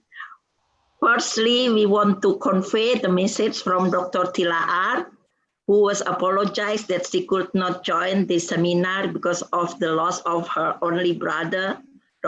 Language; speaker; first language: English; non-native, fluent; Indonesian